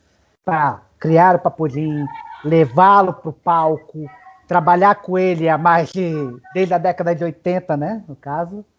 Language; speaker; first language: Portuguese; native; Portuguese